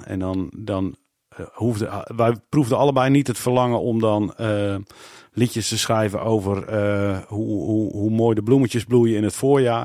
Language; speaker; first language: Dutch; native; Dutch